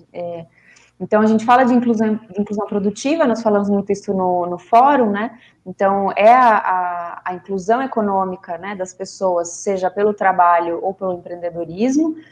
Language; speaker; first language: Portuguese; non-native, fluent; Spanish